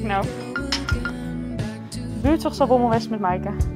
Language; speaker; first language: Dutch; native; Dutch